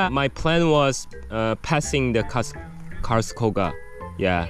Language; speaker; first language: English; non-native, learner; Korean